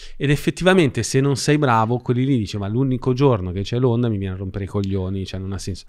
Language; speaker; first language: Italian; native; Italian